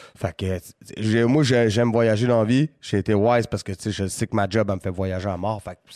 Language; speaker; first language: French; native; French